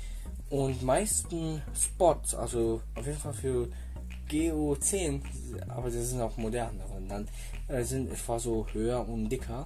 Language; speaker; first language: German; non-native, fluent; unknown